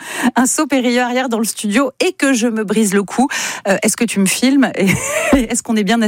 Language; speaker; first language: French; native; French